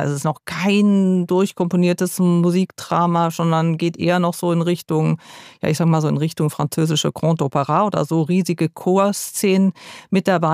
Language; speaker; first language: German; native; German